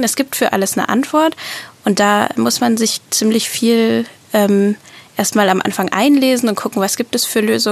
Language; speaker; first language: German; native; German